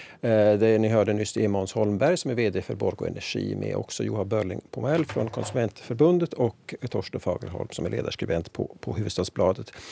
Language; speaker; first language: Swedish; native; Swedish